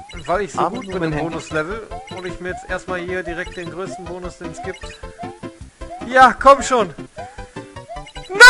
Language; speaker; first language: German; native; German